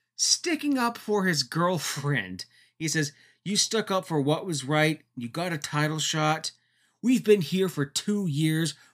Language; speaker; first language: English; native; English